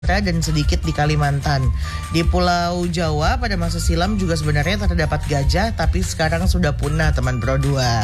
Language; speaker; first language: Indonesian; native; Indonesian